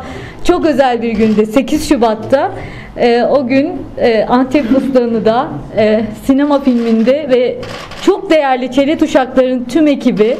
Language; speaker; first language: Turkish; native; Turkish